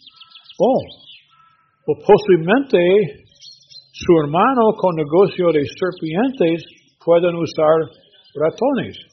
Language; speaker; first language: Spanish; non-native, learner; English